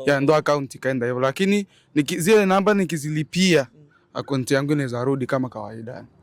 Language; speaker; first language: Swahili; native; Swahili